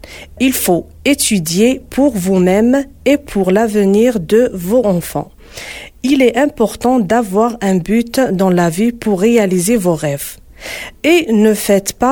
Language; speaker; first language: French; non-native, learner; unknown